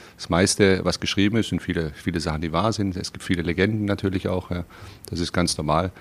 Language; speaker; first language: German; native; German